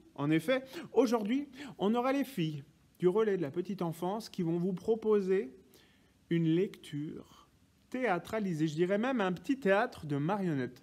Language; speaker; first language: French; native; French